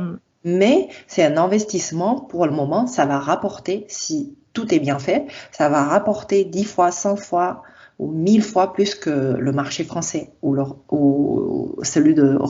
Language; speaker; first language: French; non-native, fluent; Chinese